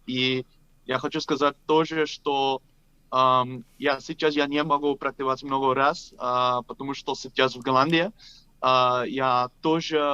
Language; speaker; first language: Russian; non-native, learner; Dutch